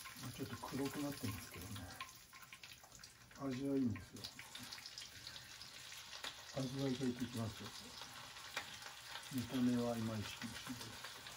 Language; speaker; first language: Japanese; native; Japanese